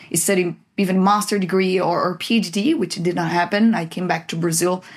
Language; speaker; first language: English; non-native, fluent; Portuguese